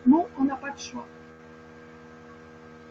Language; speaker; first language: French; non-native, fluent; Ukrainian